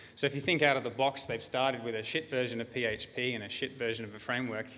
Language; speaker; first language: English; native; English